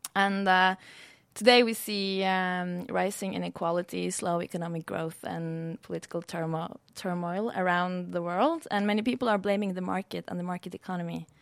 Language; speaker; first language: English; non-native, fluent; Norwegian